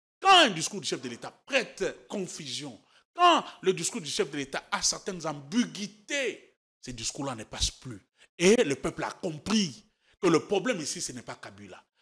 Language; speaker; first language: French; native; French